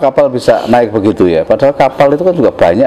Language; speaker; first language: Indonesian; native; Indonesian